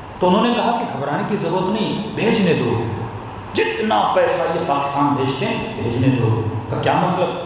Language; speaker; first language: Urdu; early bilingual, heritage; Urdu